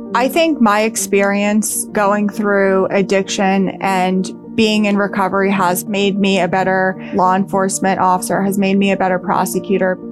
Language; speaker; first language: English; native; English